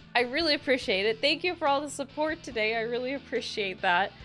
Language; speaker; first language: English; native; English